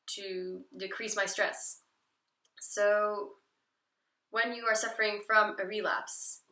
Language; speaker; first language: English; non-native, fluent; Dutch